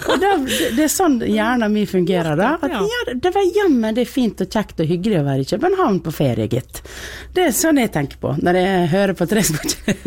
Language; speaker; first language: Norwegian; native; Norwegian